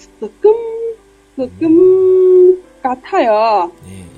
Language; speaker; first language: Korean; non-native, learner; Chinese